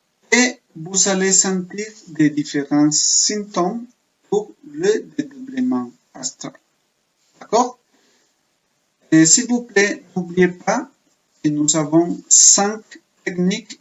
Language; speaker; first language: French; non-native, fluent; Spanish